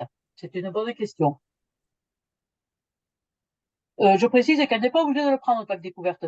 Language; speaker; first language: French; native; French